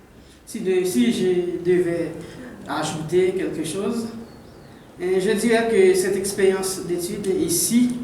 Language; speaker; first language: French; non-native, local second language; Haitian Creole